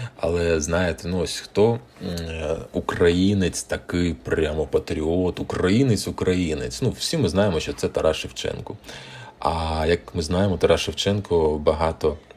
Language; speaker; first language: Ukrainian; non-native, local second language; Russian